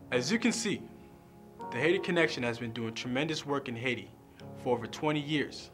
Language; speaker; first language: English; native; English